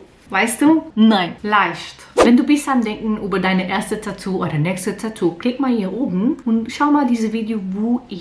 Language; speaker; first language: German; non-native, learner; Portuguese